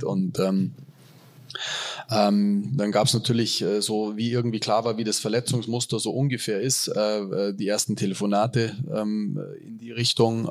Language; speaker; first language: German; native; German